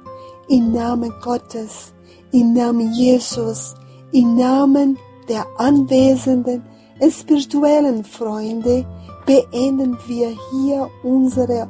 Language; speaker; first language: German; non-native, fluent; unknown